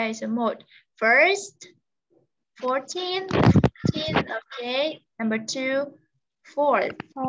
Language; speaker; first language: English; non-native, learner; Vietnamese